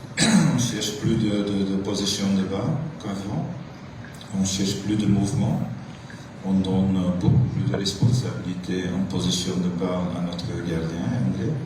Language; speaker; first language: French; non-native, fluent; Dutch